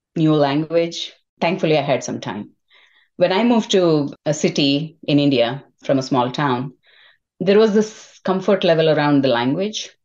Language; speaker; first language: English; non-native, local second language; Telugu